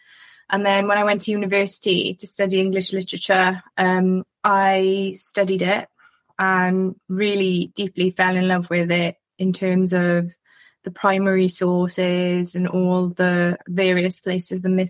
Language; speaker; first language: English; native; English